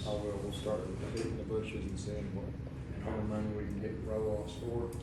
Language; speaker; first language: English; native; English